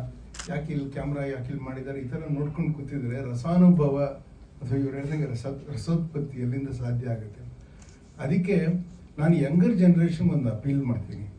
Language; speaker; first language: Kannada; native; Kannada